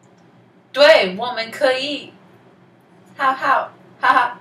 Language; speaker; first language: Chinese; non-native, learner; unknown